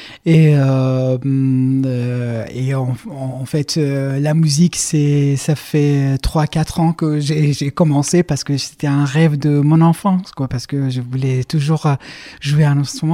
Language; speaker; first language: French; non-native, fluent; Kurdish